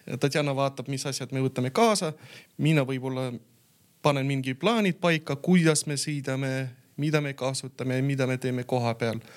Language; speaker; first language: Estonian; non-native, local second language; Russian